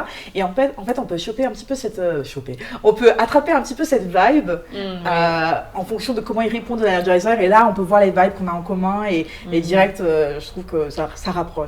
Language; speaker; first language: French; native; French